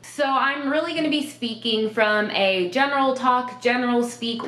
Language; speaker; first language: English; native; English